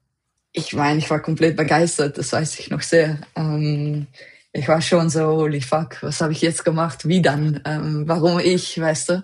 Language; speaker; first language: German; non-native, fluent; Dutch